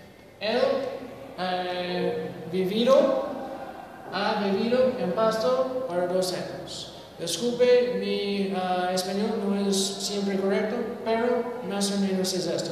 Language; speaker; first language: Spanish; non-native, learner; English